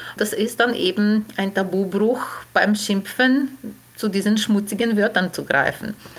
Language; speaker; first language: German; non-native, fluent; Ukrainian